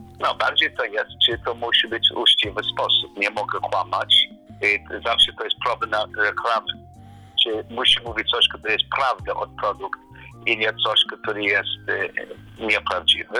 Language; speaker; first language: Polish; non-native, learner; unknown